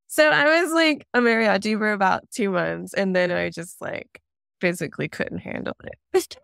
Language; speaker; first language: English; native; English